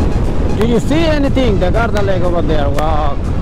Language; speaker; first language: English; non-native, learner; Bangla